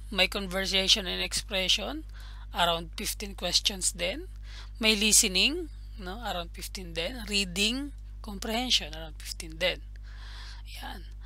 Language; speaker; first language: English; non-native, local second language; Filipino